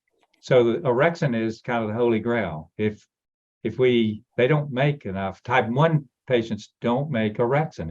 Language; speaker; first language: English; native; English